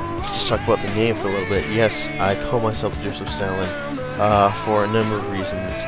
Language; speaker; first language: English; native; English